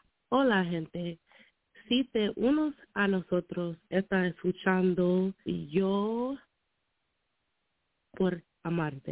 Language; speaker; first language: Spanish; non-native, learner; English